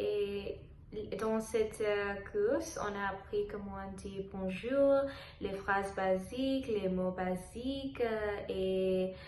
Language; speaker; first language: French; non-native, learner; Telugu